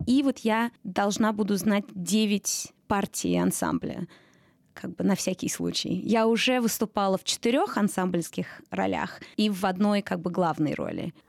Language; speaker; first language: Russian; early bilingual, heritage; Russian